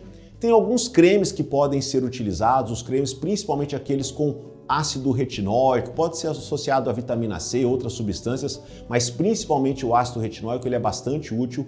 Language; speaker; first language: Portuguese; native; Portuguese